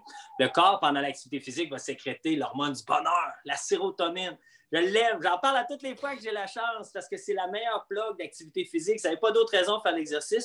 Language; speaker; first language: French; native; French